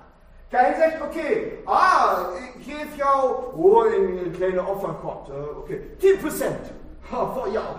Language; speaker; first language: Dutch; non-native, fluent; German